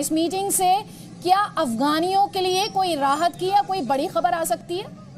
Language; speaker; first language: Hindi; native; Hindi